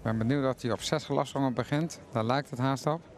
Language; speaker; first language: Dutch; native; Dutch